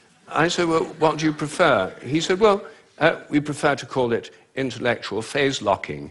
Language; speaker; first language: English; native; English